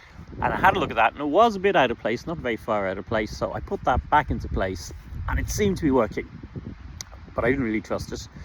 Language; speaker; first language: English; native; English